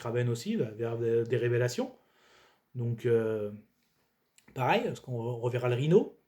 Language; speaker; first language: French; native; French